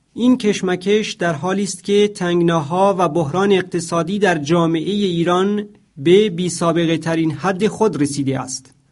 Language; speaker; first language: Persian; non-native, local second language; Central Kurdish